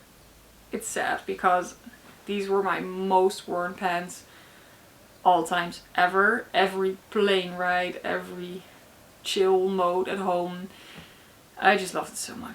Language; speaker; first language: English; non-native, fluent; Dutch